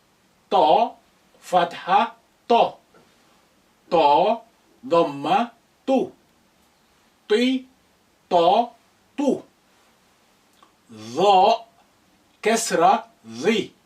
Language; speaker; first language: Arabic; non-native, fluent; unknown